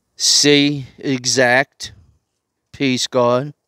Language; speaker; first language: English; native; English